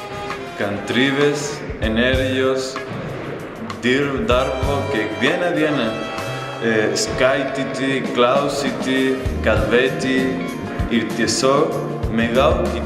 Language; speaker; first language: Lithuanian; non-native, learner; Spanish